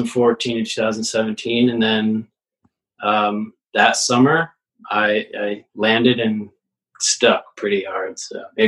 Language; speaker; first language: English; native; English